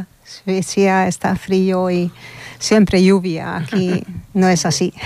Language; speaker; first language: Spanish; non-native, learner; Hungarian